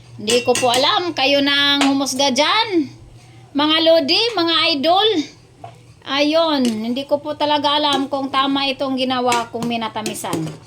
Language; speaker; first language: Filipino; non-native, local second language; Cebuano